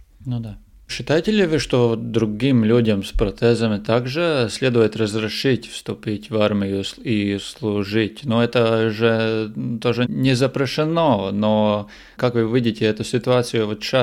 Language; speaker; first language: Russian; non-native, local second language; Latvian